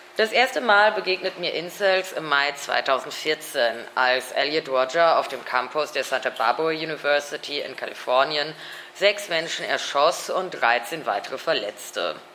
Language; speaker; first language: German; native; German